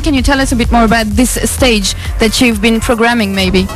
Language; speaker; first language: English; non-native, fluent; French